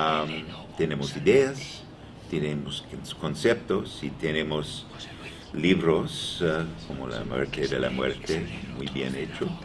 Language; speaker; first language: Spanish; non-native, learner; English